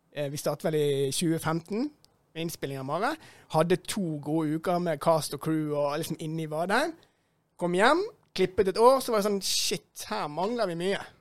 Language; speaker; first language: Norwegian; native; Norwegian